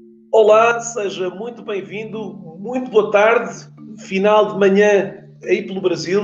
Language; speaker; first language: Portuguese; native; Portuguese